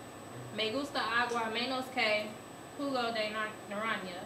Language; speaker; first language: Spanish; non-native, learner; English